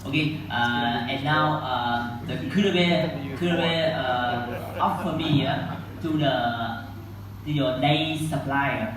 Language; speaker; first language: English; non-native, learner; Vietnamese